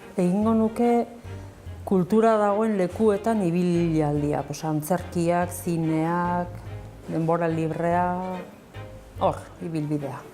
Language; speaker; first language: Basque; native; Basque